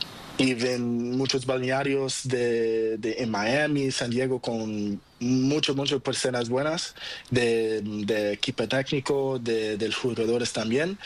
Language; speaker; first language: Spanish; non-native, learner; Portuguese